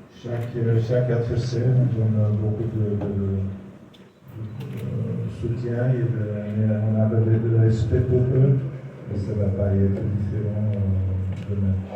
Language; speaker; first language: French; non-native, local second language; Dutch